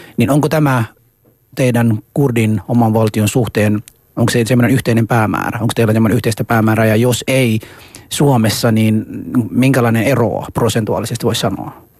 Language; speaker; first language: Finnish; early bilingual, other home language; Somali